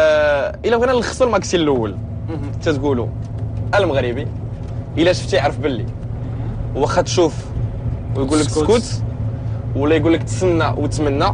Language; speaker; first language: Arabic; native; Arabic